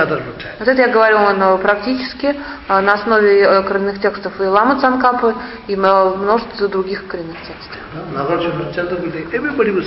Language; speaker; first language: Russian; native; Russian